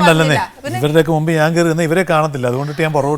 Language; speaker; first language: Malayalam; native; Malayalam